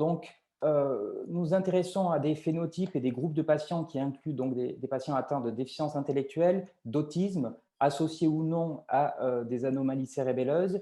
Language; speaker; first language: French; native; French